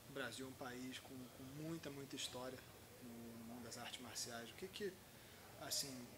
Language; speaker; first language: Portuguese; native; Portuguese